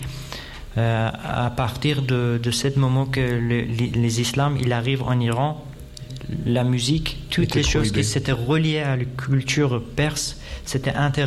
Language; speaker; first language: French; non-native, fluent; Persian